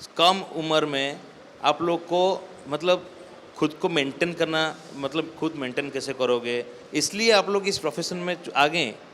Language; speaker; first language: Hindi; non-native, local second language; Odia